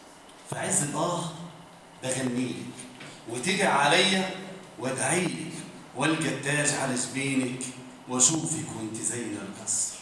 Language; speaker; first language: Arabic; native; Arabic